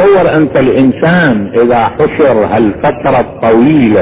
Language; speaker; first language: Arabic; native; Arabic